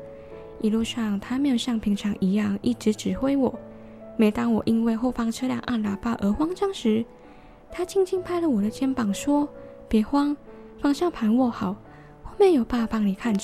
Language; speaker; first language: Chinese; native; Chinese